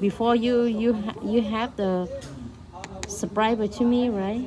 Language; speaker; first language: English; non-native, learner; Vietnamese